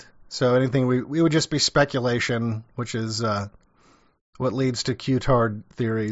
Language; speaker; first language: English; native; English